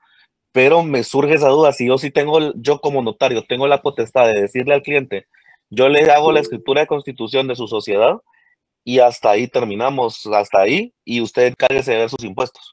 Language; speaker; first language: Spanish; native; Spanish